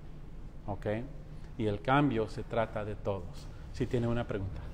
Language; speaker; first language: Spanish; early bilingual, heritage; Spanish